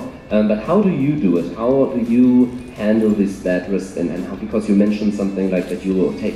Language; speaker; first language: English; non-native, fluent; German